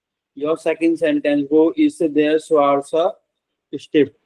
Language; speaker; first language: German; non-native, fluent; Hindi